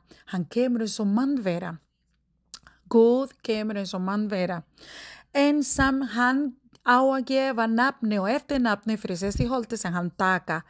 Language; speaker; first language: Icelandic; non-native, learner; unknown